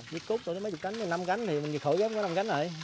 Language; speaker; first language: Vietnamese; native; Vietnamese